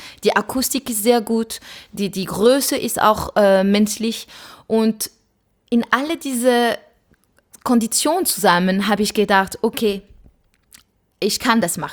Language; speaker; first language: German; non-native, fluent; French